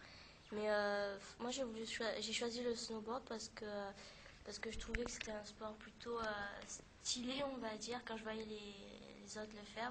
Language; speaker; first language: French; native; French